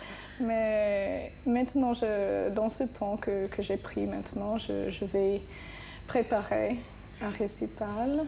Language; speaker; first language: French; non-native, fluent; English